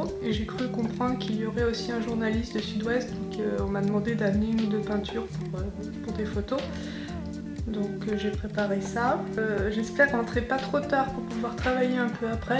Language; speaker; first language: French; native; French